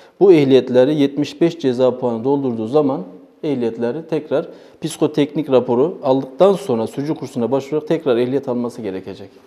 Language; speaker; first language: Turkish; early bilingual, heritage; Turkish